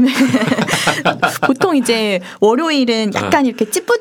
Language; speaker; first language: Korean; native; Korean